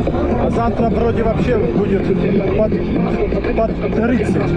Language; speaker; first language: Russian; native; Russian